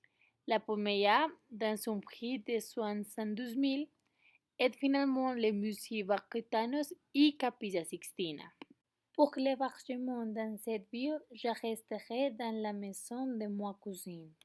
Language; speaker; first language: French; non-native, learner; Spanish